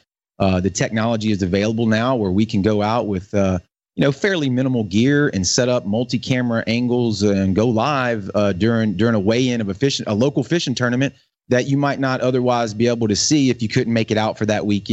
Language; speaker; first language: English; native; English